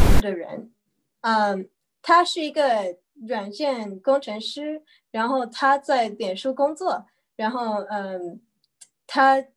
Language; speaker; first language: Chinese; early bilingual, heritage; Chinese